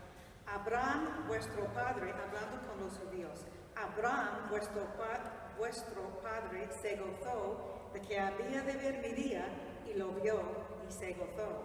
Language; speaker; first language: Spanish; non-native, fluent; English